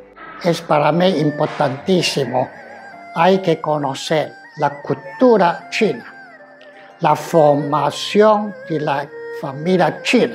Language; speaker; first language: Spanish; non-native, fluent; Chinese